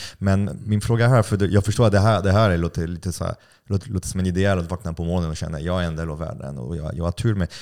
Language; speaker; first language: Swedish; non-native, fluent; French